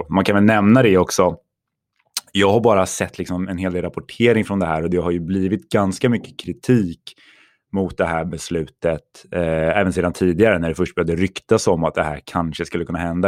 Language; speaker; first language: Swedish; native; Swedish